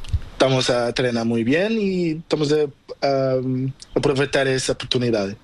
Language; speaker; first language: Spanish; non-native, learner; Portuguese